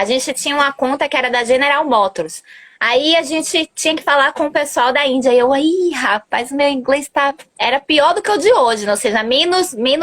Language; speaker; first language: Portuguese; early bilingual, other home language; Spanish